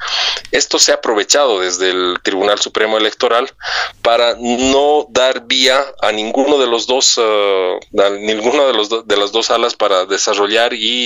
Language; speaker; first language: Spanish; native; Spanish